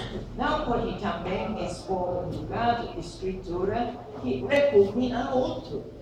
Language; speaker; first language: Portuguese; non-native, fluent; English